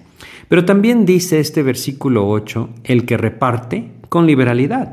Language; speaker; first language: Spanish; native; Spanish